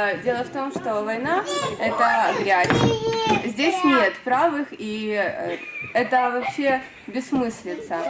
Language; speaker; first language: Russian; native; Russian